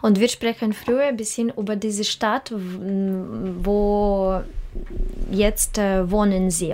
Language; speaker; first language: German; non-native, learner; Russian